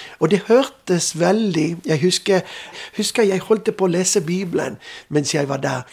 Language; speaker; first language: Norwegian; non-native, fluent; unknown